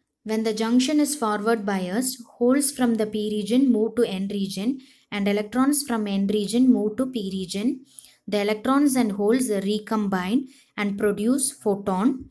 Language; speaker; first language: English; non-native, local second language; Tamil